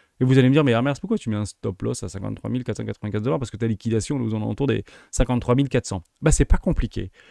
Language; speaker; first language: French; native; French